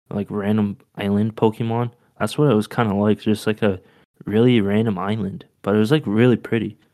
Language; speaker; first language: English; native; English